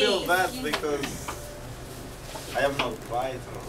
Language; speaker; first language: English; non-native, learner; Spanish